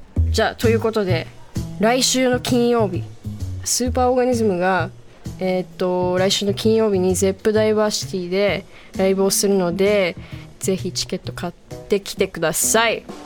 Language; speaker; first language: Japanese; early bilingual, heritage; Japanese